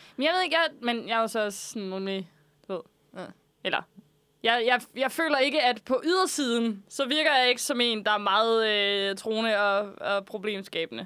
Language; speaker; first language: Danish; native; Danish